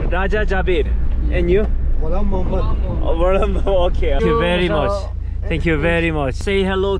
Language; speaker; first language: English; non-native, learner; Korean